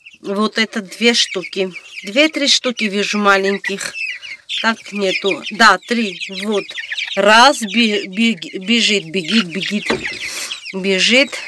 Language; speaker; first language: Russian; non-native, fluent; Armenian